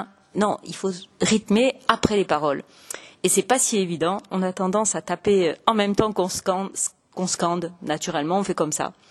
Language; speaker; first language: French; native; French